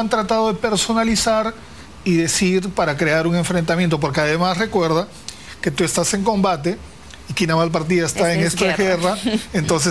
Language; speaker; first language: Spanish; native; Spanish